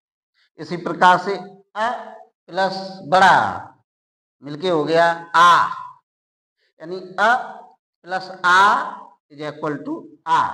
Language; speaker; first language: Hindi; native; Hindi